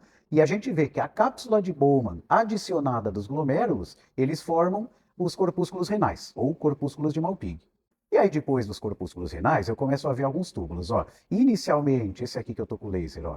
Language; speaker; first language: Portuguese; native; Portuguese